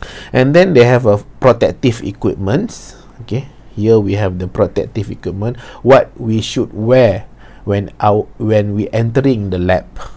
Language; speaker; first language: English; non-native, local second language; Malay